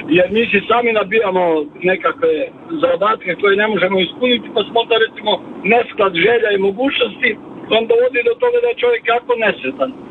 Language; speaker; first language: Croatian; native; Croatian